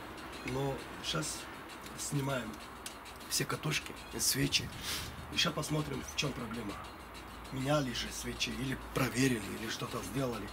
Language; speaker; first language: Russian; non-native, fluent; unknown